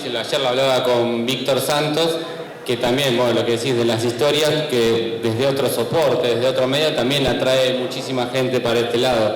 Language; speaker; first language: Spanish; native; Spanish